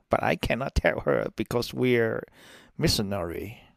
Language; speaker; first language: English; non-native, local second language; Cantonese